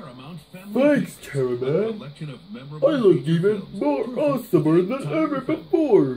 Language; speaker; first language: English; native; English